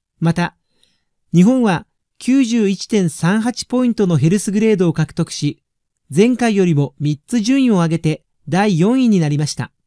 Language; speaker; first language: Japanese; native; Japanese